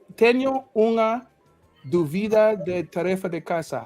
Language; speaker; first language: Portuguese; non-native, learner; English